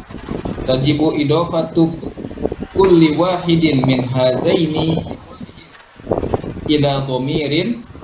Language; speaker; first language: Arabic; non-native, fluent; Malay